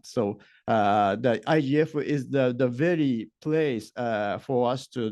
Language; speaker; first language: English; non-native, fluent; Japanese